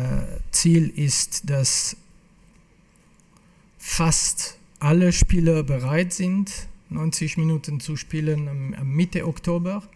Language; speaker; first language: German; non-native, fluent; French